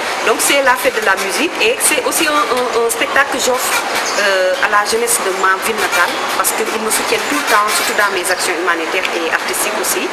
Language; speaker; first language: French; non-native, local second language; Wolof